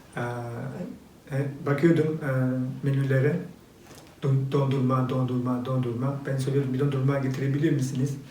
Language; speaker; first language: Turkish; non-native, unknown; Albanian